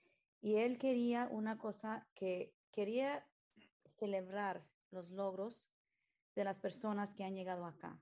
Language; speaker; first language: Spanish; early bilingual, heritage; Spanish